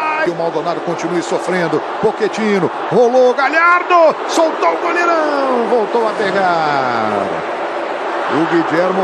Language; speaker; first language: Portuguese; native; Portuguese